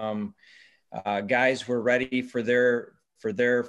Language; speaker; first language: English; native; English